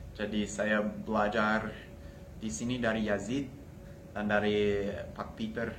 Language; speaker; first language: Indonesian; non-native, fluent; English